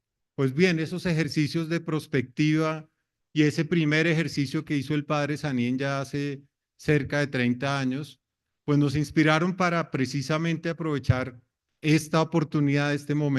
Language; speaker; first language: Spanish; native; Spanish